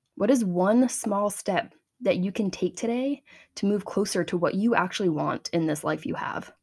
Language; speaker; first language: English; native; English